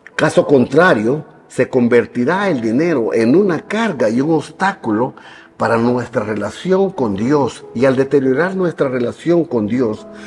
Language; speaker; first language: Spanish; native; Spanish